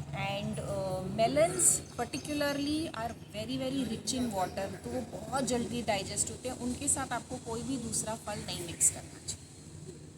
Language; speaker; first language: Hindi; native; Hindi